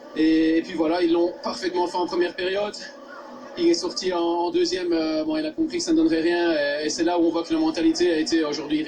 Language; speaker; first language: French; native; French